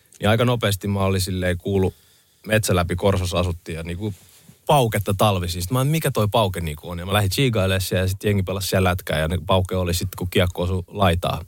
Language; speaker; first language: Finnish; early bilingual, other home language; Estonian